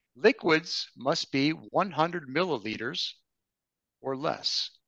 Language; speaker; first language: English; native; English